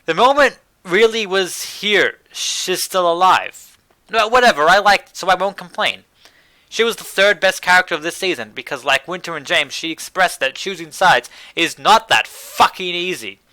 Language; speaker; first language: English; native; English